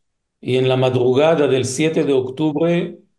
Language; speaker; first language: Spanish; non-native, fluent; Hebrew